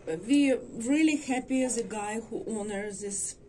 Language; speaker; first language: English; non-native, learner; Ukrainian